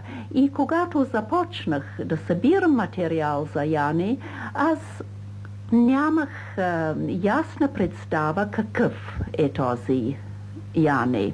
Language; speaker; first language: Bulgarian; non-native, fluent; English